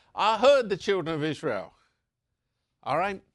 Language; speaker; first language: English; native; English